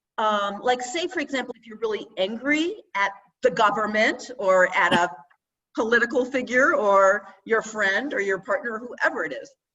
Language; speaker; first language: English; native; English